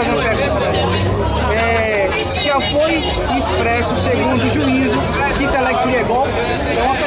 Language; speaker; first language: Portuguese; native; Portuguese